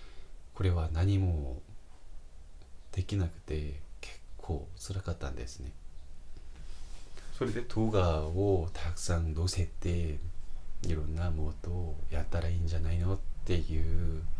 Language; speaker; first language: Japanese; non-native, fluent; Korean